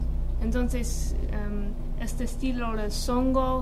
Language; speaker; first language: Spanish; non-native, learner; English